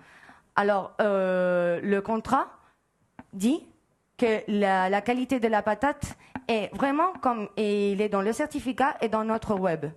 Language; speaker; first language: French; non-native, fluent; Spanish